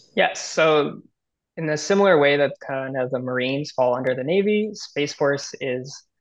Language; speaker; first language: English; native; English